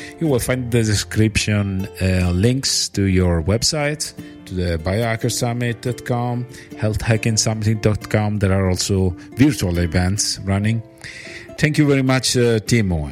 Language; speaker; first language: English; non-native, fluent; Italian